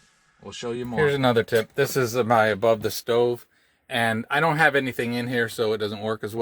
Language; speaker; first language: English; native; English